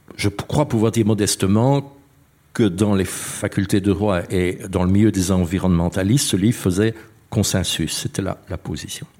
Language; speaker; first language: French; native; French